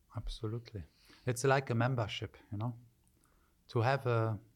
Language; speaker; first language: English; early bilingual, other home language; German